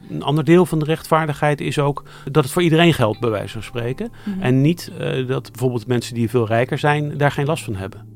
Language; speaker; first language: Dutch; native; Dutch